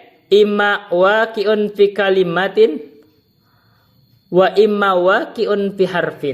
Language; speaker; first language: Arabic; non-native, fluent; Indonesian